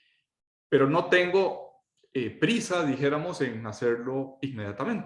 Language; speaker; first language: Spanish; native; Spanish